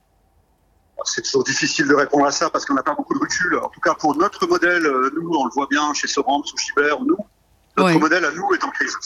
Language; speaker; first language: French; native; French